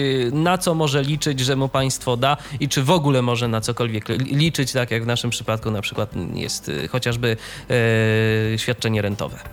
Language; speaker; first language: Polish; native; Polish